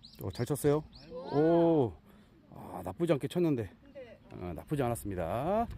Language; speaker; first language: Korean; native; Korean